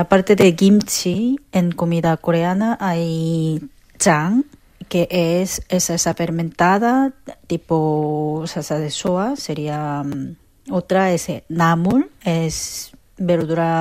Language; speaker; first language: Spanish; non-native, fluent; Korean